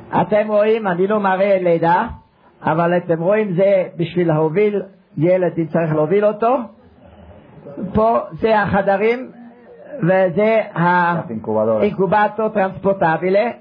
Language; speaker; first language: Hebrew; non-native, fluent; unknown